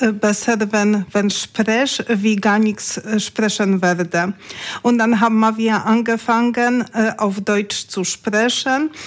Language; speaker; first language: German; non-native, learner; Polish